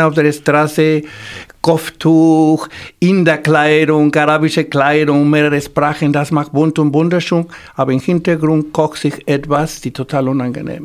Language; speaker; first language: German; non-native, fluent; Spanish